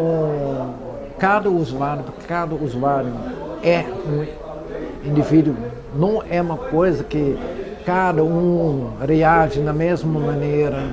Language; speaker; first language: Portuguese; non-native, fluent; Dutch